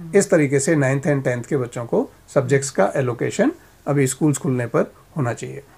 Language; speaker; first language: Hindi; native; Hindi